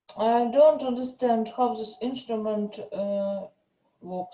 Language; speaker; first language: English; non-native, learner; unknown